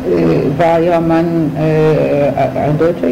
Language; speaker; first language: German; non-native, fluent; Hebrew